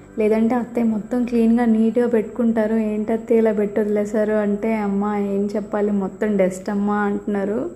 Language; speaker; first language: Telugu; native; Telugu